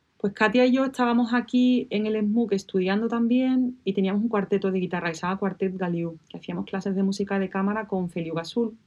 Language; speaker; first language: Spanish; native; Spanish